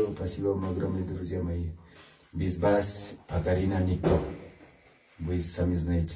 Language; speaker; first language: Russian; non-native, learner; Spanish